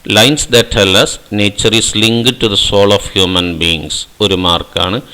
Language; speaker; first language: English; non-native, local second language; Malayalam